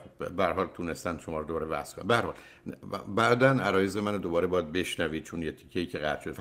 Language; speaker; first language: Persian; native; Persian